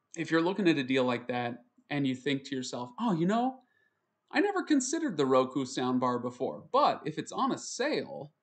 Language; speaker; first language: English; native; English